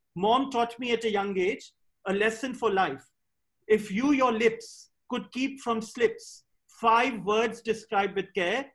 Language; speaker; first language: English; non-native, local second language; Hindi